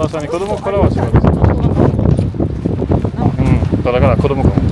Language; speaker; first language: Japanese; non-native, learner; French